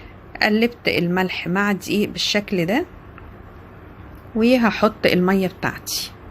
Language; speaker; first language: Arabic; native; Arabic